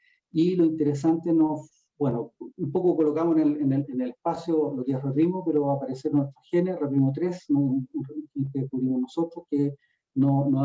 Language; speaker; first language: Spanish; native; Spanish